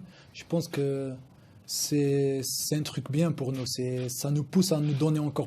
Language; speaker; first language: French; non-native, local second language; Arabic